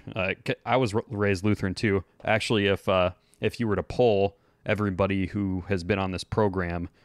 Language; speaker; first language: English; native; English